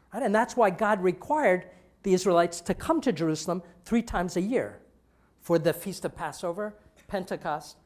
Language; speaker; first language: English; native; English